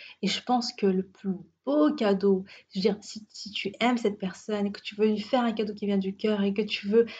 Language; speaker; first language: French; native; French